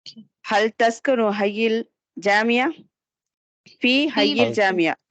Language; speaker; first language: Arabic; non-native, learner; Tamil